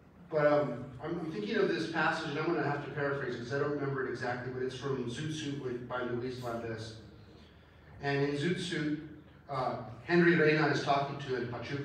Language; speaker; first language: English; early bilingual, other home language; Spanish